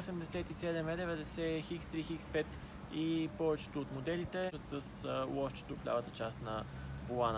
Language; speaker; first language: Bulgarian; native; Bulgarian